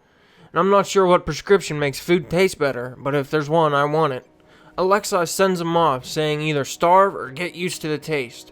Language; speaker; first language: English; native; English